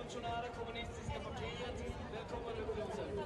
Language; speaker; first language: Swedish; native; Swedish